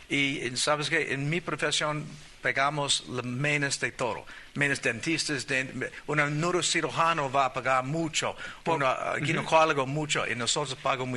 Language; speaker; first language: Spanish; non-native, learner; English